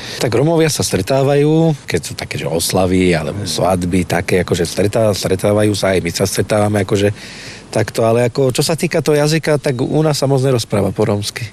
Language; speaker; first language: Slovak; native; Slovak